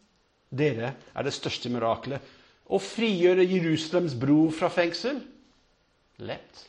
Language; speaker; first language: Norwegian; non-native, fluent; English